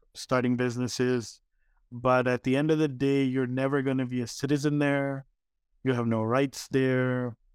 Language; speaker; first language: English; early bilingual, other home language; Arabic